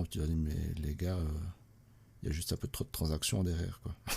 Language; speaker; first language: French; native; French